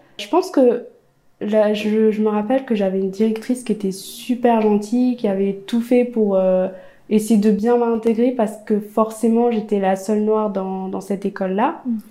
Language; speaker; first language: French; early bilingual, other home language; Amharic